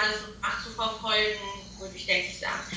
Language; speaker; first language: German; native; German